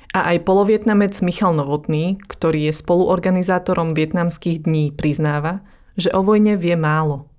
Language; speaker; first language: Slovak; early bilingual, other home language; Vietnamese